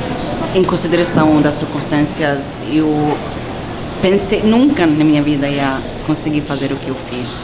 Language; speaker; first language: Portuguese; non-native, fluent; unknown